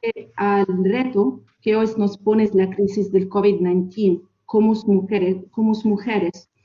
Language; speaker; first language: Spanish; non-native, fluent; Italian